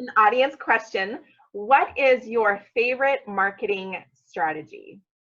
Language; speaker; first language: English; native; English